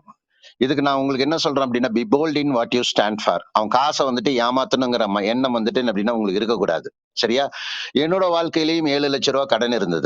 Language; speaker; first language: Tamil; native; Tamil